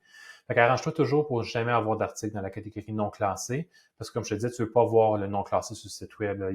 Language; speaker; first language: French; native; French